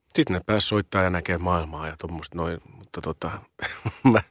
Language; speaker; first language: Finnish; native; Finnish